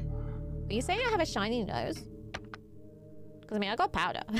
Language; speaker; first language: English; native; English